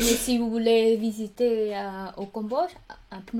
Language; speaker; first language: French; non-native, learner; Khmer